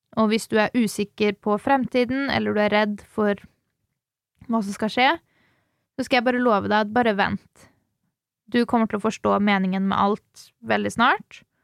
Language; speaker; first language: Norwegian; early bilingual, other home language; Swedish